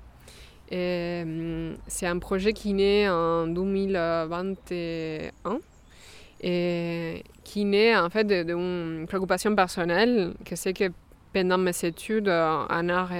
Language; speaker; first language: French; non-native, fluent; Spanish